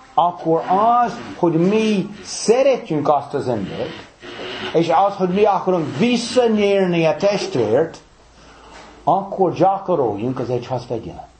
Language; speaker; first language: Hungarian; non-native, fluent; English